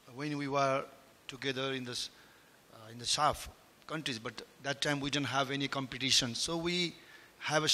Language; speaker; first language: English; non-native, local second language; Nepali